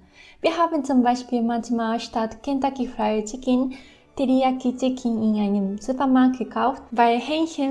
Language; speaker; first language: German; non-native, fluent; Japanese